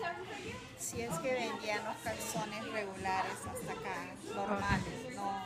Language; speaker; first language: Spanish; early bilingual, heritage; Spanish